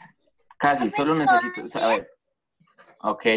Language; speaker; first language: Spanish; native; Spanish